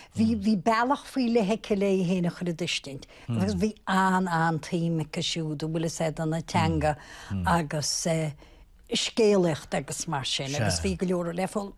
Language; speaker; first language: Irish; native; Irish